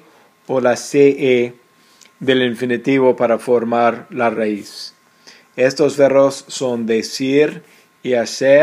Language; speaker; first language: Spanish; non-native, fluent; English